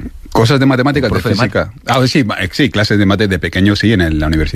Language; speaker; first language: Spanish; native; Spanish